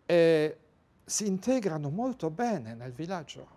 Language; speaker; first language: Italian; non-native, fluent; Luxembourgish